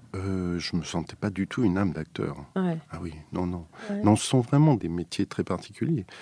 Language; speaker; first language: French; native; French